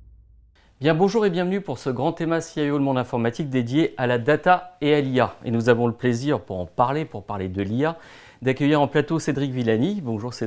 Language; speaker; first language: French; native; French